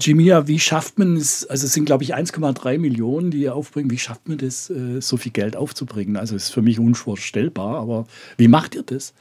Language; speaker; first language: German; native; German